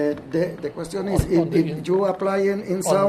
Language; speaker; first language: English; non-native, learner; Spanish